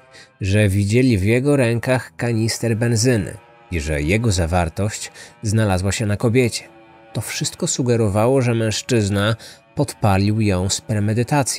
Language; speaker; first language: Polish; native; Polish